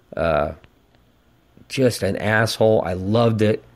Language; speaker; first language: English; native; English